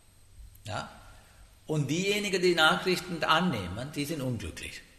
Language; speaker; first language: German; non-native, learner; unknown